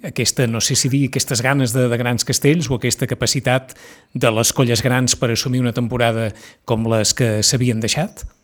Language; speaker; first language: Catalan; native; Catalan